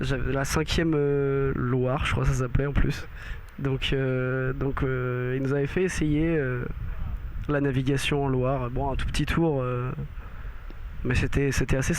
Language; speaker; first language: French; native; French